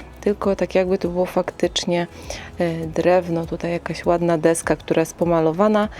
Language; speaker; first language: Polish; native; Polish